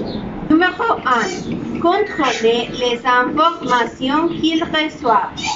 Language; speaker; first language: French; non-native, learner; Spanish